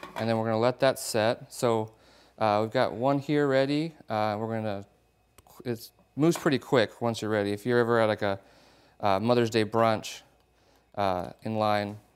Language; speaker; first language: English; native; English